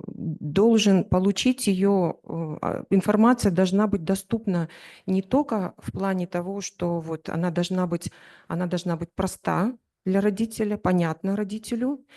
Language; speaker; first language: Russian; native; Russian